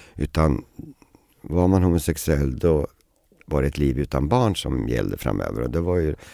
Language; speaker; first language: Swedish; native; Swedish